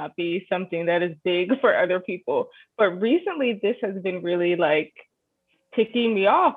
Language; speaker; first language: English; native; English